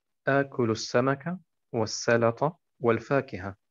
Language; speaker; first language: Arabic; non-native, fluent; German